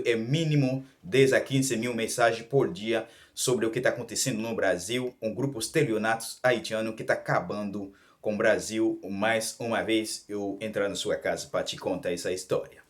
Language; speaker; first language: Portuguese; non-native, learner; Haitian Creole